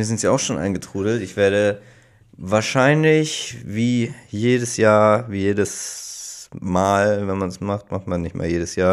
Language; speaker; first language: German; native; German